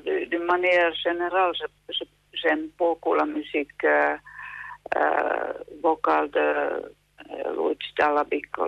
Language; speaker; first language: French; non-native, fluent; Finnish